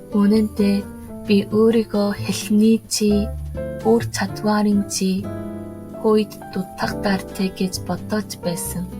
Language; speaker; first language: Mongolian; non-native, learner; Korean